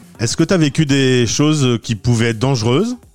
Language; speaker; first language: French; native; French